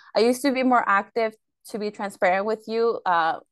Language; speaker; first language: English; early bilingual, other home language; Spanish